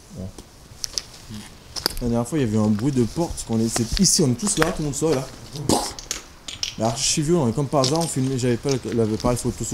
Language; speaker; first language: French; native; French